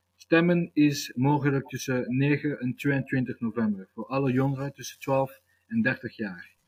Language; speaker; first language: Dutch; early bilingual, other home language; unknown